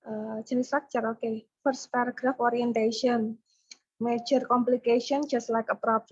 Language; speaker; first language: English; non-native, fluent; Indonesian